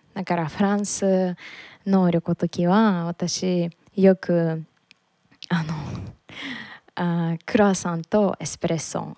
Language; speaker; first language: Japanese; non-native, learner; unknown